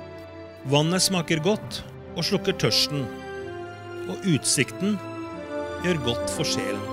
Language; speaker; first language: Norwegian; native; Norwegian